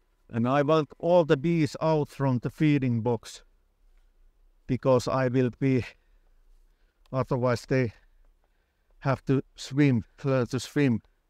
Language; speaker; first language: English; non-native, fluent; Finnish